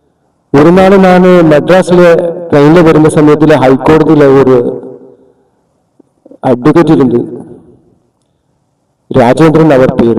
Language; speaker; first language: Tamil; non-native, learner; Malayalam